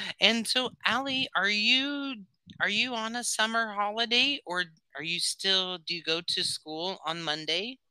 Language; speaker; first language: English; native; English